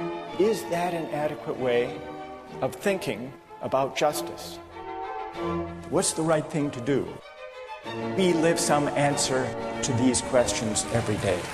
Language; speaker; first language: English; native; English